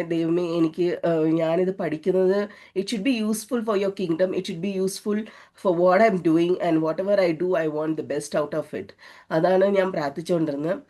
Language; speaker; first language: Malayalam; early bilingual, heritage; Malayalam